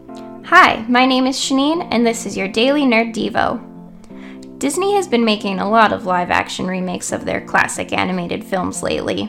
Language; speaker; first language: English; native; English